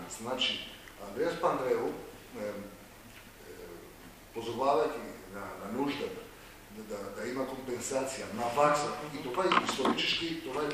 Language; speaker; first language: Bulgarian; non-native, fluent; Greek